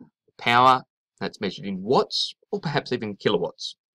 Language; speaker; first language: English; native; English